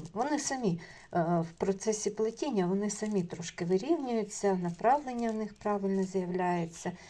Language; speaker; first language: Ukrainian; non-native, local second language; Russian